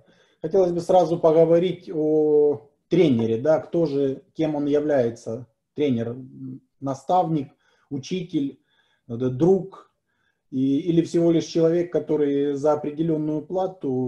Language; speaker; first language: Russian; native; Russian